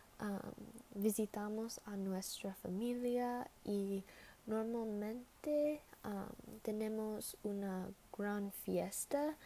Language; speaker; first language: Spanish; non-native, learner; English